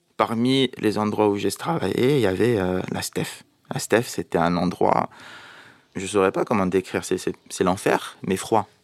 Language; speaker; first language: French; non-native, local second language; Arabic